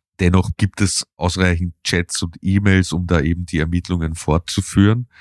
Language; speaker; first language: German; native; German